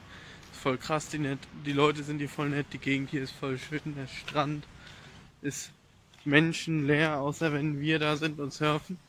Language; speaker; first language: German; native; German